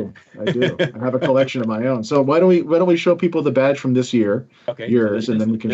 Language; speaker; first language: English; native; English